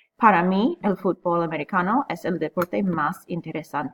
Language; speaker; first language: Spanish; non-native, fluent; English